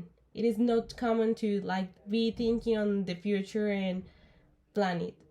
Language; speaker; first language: English; non-native, learner; Spanish